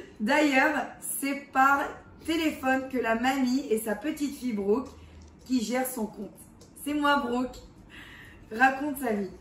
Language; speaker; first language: French; early bilingual, heritage; English